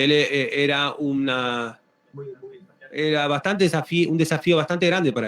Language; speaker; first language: Spanish; native; Spanish